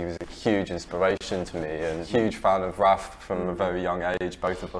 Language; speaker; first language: English; native; English